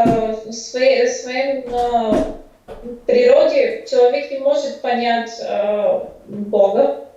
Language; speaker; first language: Russian; non-native, fluent; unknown